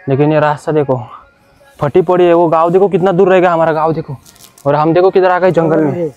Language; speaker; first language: Hindi; non-native, local second language; Marathi